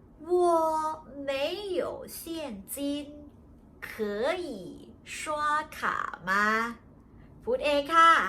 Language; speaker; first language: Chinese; non-native, fluent; Thai